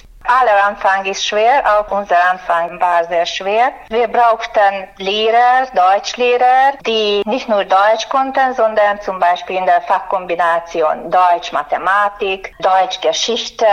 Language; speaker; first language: German; non-native, fluent; Hungarian